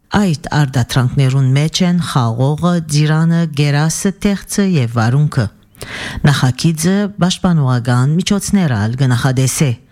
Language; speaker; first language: Armenian; early bilingual, heritage; Armenian